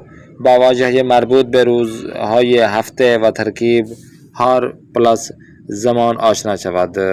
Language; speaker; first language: Persian; non-native, fluent; Urdu